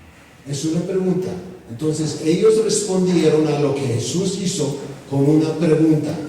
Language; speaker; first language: Spanish; non-native, fluent; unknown